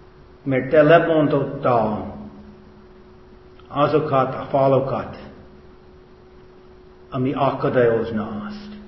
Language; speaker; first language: Hungarian; non-native, fluent; English